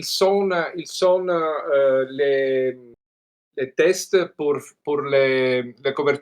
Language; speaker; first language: French; non-native, learner; Italian